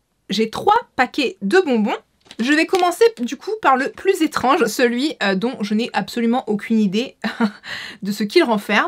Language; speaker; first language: French; native; French